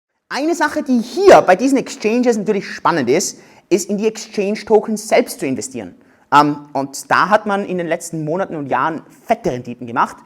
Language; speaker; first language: German; native; German